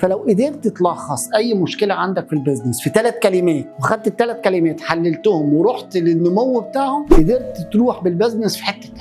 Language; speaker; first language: Arabic; native; Arabic